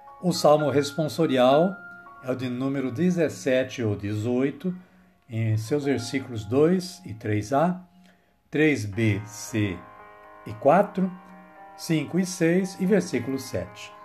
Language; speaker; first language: Portuguese; native; Portuguese